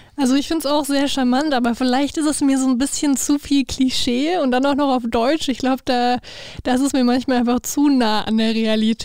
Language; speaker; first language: German; native; German